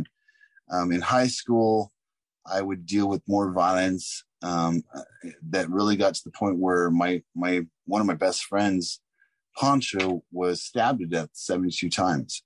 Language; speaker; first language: English; native; English